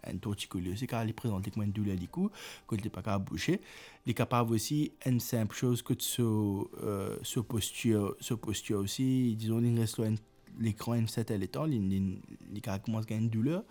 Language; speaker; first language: French; non-native, local second language; Morisyen